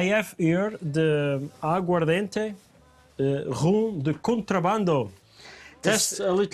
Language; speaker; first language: English; non-native, learner; Portuguese